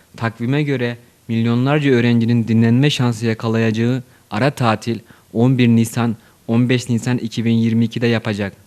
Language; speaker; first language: Turkish; native; Turkish